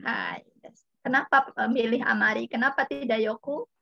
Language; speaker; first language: Indonesian; native; Indonesian